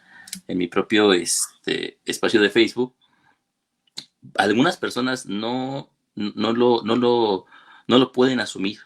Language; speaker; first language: Spanish; native; Spanish